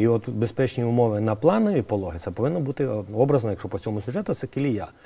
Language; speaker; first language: Ukrainian; native; Ukrainian